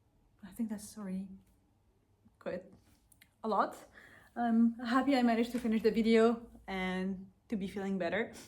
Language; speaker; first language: English; non-native, fluent; French